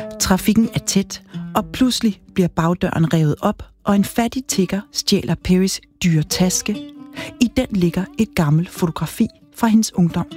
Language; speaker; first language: Danish; native; Danish